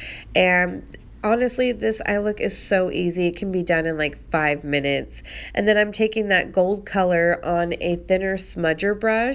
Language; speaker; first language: English; native; English